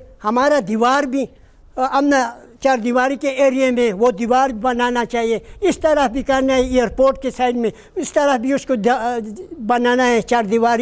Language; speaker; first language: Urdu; non-native, local second language; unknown